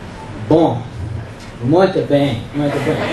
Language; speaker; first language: Portuguese; non-native, learner; English